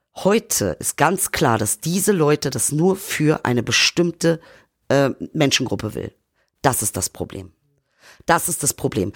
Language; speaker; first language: German; early bilingual, other home language; Turkish